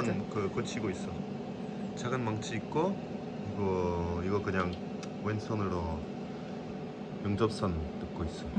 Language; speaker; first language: Korean; non-native, learner; French